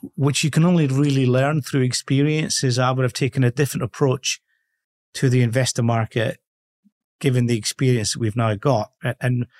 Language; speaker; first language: English; native; English